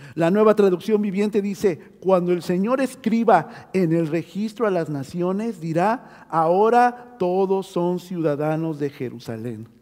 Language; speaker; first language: Spanish; native; Spanish